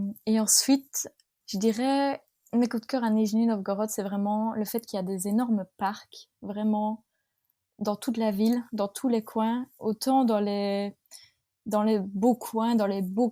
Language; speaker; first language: French; native; French